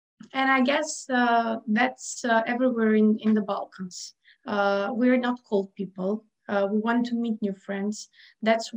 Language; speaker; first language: English; non-native, fluent; Macedonian